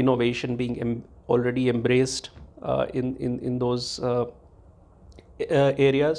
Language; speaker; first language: English; non-native, local second language; Hindi